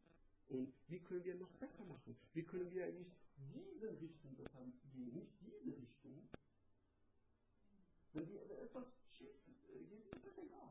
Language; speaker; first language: German; non-native, learner; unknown